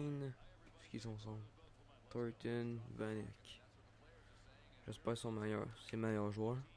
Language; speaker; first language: French; native; French